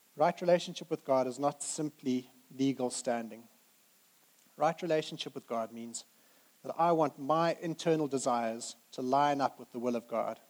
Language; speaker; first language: English; native; English